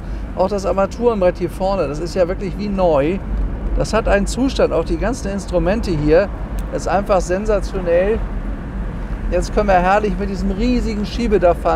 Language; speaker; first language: German; native; German